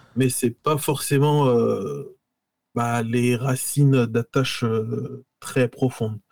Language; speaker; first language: French; native; French